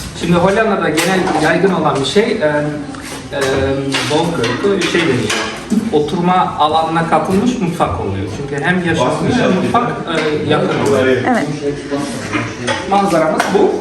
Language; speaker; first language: Turkish; early bilingual, heritage; Turkish